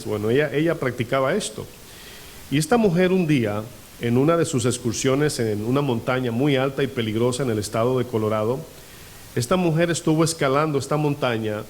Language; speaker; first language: Spanish; native; Spanish